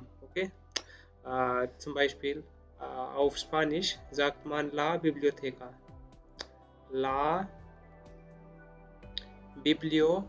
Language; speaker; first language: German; non-native, learner; Spanish